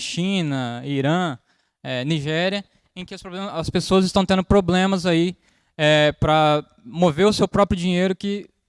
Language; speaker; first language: Portuguese; native; Portuguese